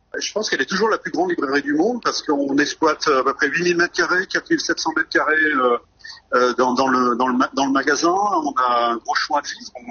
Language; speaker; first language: French; native; French